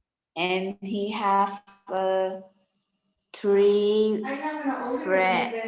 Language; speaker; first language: English; non-native, learner; Vietnamese